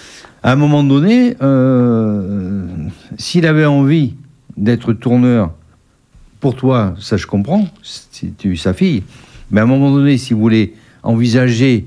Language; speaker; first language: French; native; French